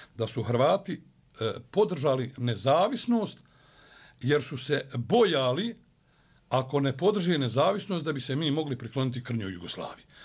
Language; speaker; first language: Bosnian; native; Bosnian